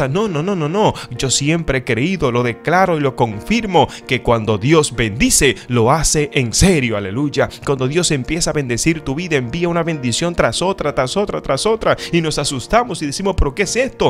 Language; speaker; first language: Spanish; native; Spanish